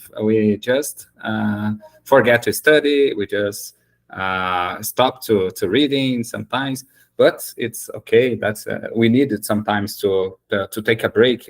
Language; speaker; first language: English; non-native, fluent; Portuguese